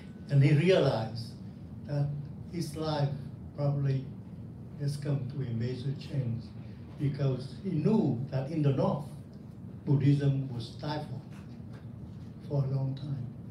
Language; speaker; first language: English; non-native, fluent; Vietnamese